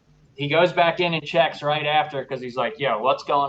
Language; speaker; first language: English; native; English